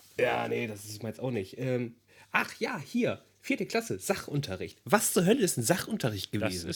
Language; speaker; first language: German; native; German